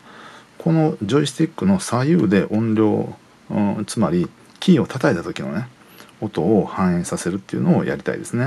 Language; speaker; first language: Japanese; native; Japanese